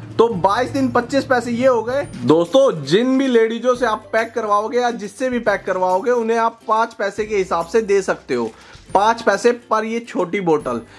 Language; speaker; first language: Hindi; native; Hindi